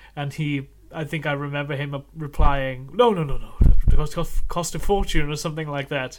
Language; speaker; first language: English; native; English